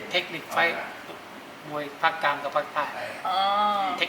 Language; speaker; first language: Thai; native; Thai